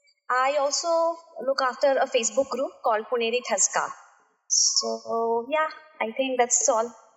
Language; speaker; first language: English; non-native, local second language; Marathi